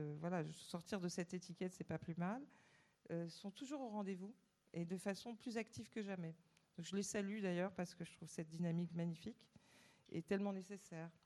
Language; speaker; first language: French; native; French